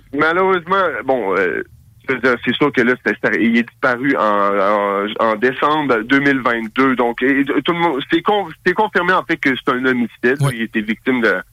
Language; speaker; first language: French; native; French